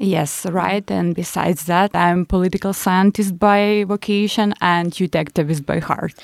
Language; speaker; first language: English; non-native, fluent; Macedonian